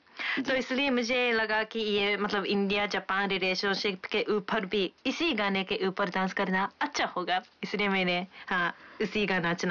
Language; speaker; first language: Hindi; non-native, fluent; Japanese